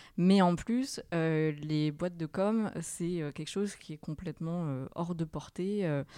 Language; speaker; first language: French; native; French